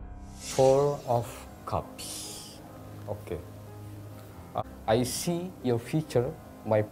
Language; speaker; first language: English; non-native, learner; Indonesian